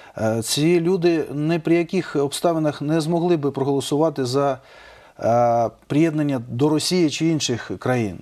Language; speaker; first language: Ukrainian; non-native, local second language; Russian